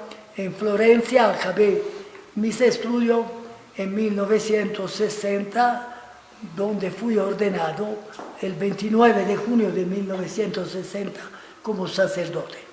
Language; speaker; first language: Spanish; non-native, fluent; Italian